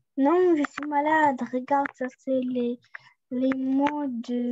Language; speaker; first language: French; non-native, learner; Russian